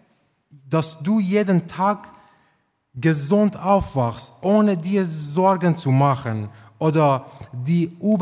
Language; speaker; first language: German; non-native, fluent; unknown